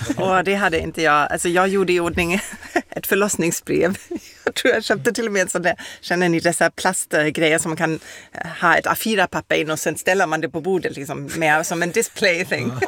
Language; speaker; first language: Swedish; non-native, fluent; German